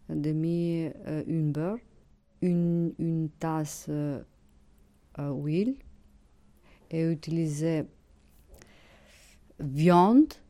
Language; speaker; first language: French; non-native, learner; Albanian